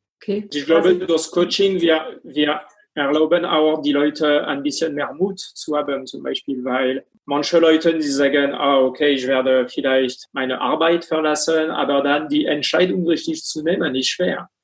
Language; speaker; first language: German; non-native, fluent; French